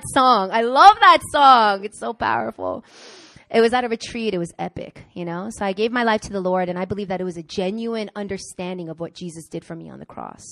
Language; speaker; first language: English; native; English